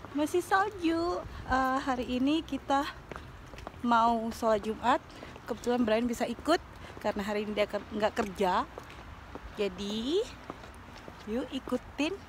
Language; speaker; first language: Indonesian; native; Indonesian